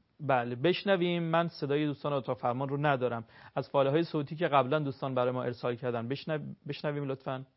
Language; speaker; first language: Persian; native; Persian